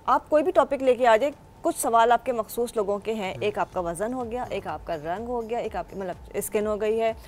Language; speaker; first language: Urdu; native; Urdu